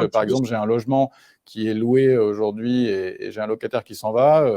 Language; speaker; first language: French; native; French